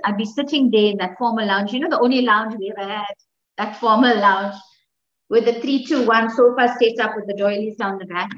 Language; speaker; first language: English; native; English